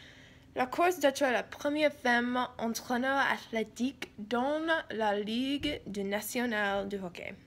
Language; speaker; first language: French; non-native, learner; English